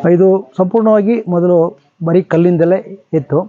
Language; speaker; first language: Kannada; native; Kannada